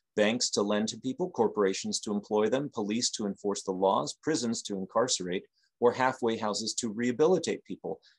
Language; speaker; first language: English; native; English